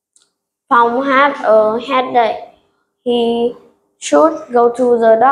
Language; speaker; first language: English; non-native, learner; Vietnamese